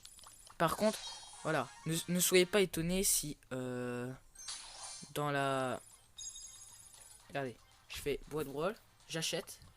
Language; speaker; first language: French; native; French